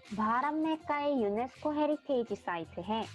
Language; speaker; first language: Hindi; non-native, learner; Korean